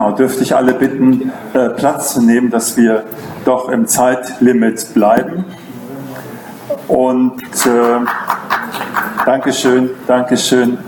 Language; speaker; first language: German; native; German